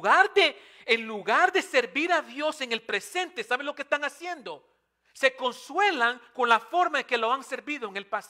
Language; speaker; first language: Spanish; non-native, fluent; English